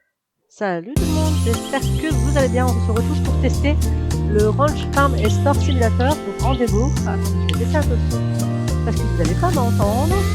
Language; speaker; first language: French; native; French